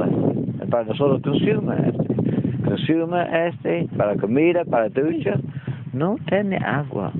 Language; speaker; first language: Spanish; non-native, learner; English